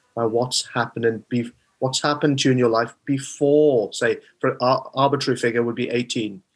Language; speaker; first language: English; native; English